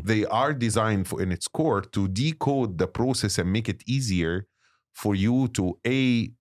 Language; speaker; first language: English; non-native, fluent; Arabic